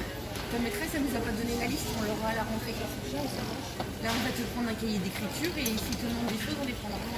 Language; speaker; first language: French; native; French